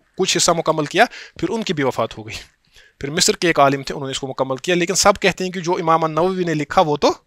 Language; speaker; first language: Urdu; non-native, local second language; Kashmiri